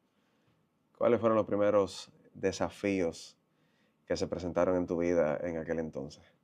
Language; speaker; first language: Spanish; native; Spanish